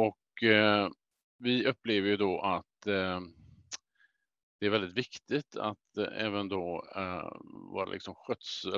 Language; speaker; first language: Swedish; native; Swedish